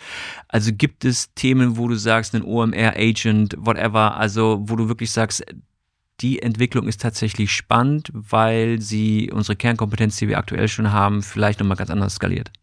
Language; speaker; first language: German; native; German